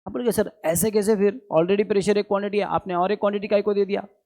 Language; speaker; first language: Hindi; non-native, local second language; Marathi